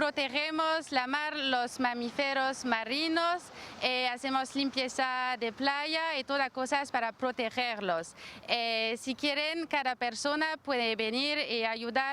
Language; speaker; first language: Spanish; non-native, learner; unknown